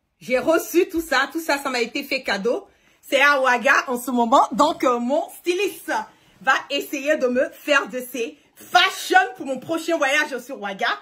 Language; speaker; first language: French; early bilingual, heritage; French